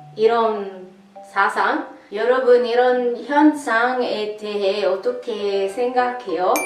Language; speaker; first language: Korean; non-native, learner; Italian